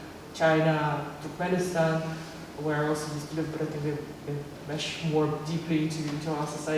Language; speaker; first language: English; non-native, fluent; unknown